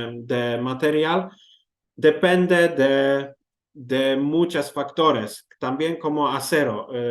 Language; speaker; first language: Spanish; non-native, learner; Polish